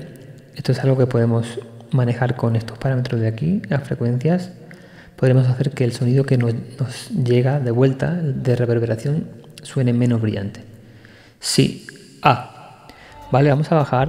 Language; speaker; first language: Spanish; native; Spanish